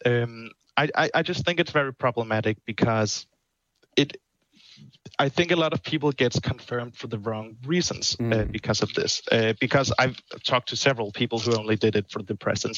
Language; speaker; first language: English; non-native, fluent; Danish